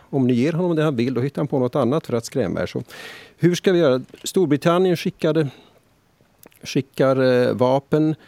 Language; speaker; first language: Swedish; native; Swedish